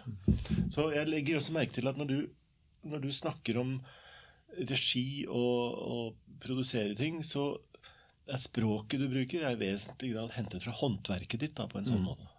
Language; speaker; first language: Norwegian; native; Norwegian